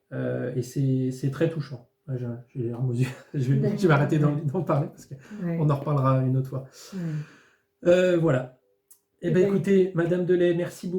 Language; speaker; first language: French; native; French